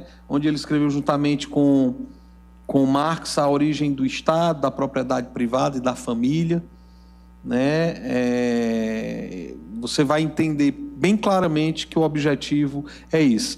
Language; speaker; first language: Portuguese; native; Portuguese